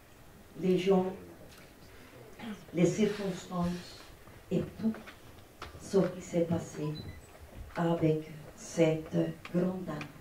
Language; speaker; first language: French; non-native, fluent; Spanish